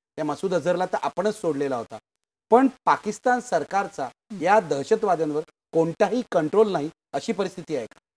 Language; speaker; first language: Marathi; native; Marathi